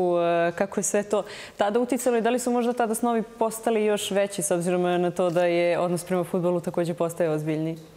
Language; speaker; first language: Serbian; native; Serbian